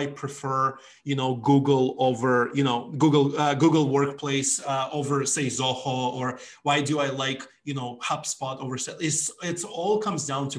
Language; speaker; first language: English; non-native, fluent; Ukrainian